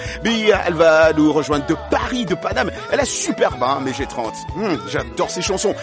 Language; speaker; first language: French; non-native, local second language; Lingala